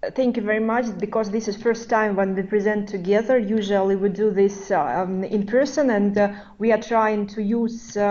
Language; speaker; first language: English; non-native, fluent; Russian